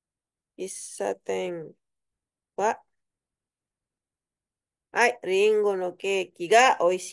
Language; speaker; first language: Japanese; non-native, fluent; Indonesian